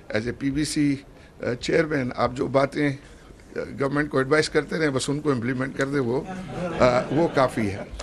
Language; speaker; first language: Urdu; native; Urdu